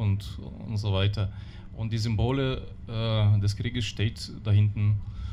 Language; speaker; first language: German; non-native, learner; Russian